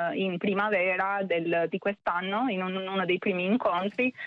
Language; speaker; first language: Italian; non-native, fluent; Albanian